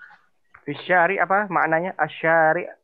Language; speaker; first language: Indonesian; native; Indonesian